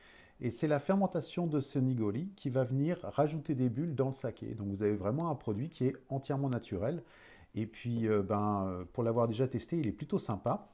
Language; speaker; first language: French; native; French